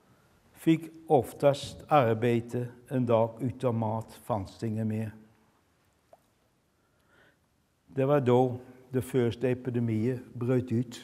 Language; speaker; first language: Swedish; non-native, fluent; Dutch